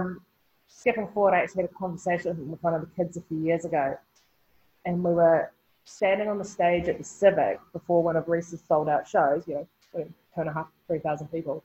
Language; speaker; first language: English; native; English